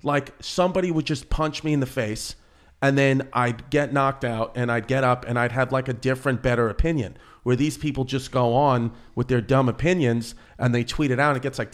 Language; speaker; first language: English; native; English